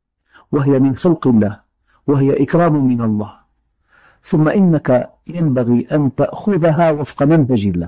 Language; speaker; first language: Arabic; native; Arabic